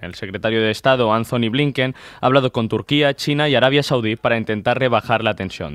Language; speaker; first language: Spanish; native; Spanish